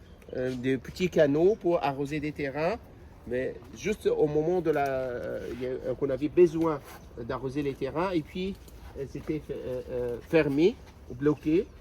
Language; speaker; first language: French; non-native, fluent; Arabic